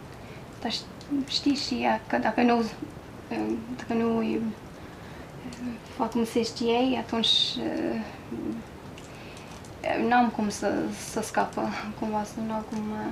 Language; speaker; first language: Romanian; non-native, learner; Norwegian